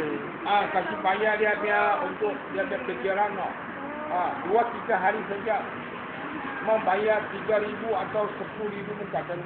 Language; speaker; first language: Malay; non-native, local second language; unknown